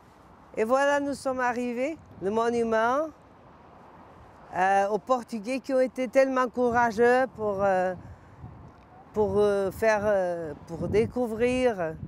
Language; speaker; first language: French; non-native, fluent; Portuguese